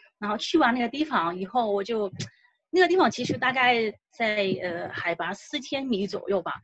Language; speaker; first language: Chinese; non-native, local second language; Cantonese